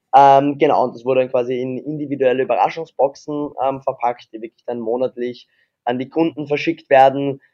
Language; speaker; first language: German; native; German